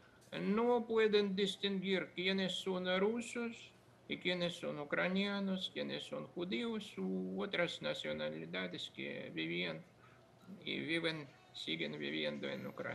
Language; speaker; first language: Spanish; non-native, fluent; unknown